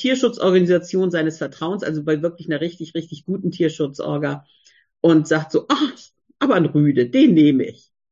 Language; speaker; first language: German; native; German